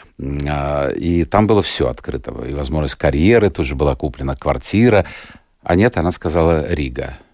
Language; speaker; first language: Russian; native; Russian